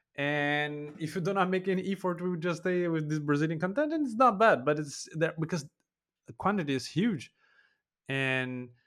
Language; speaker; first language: English; non-native, fluent; Portuguese